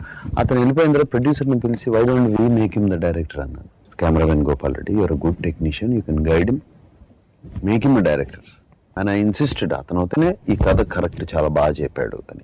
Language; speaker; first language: Telugu; native; Telugu